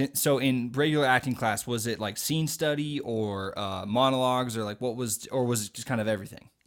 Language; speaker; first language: English; native; English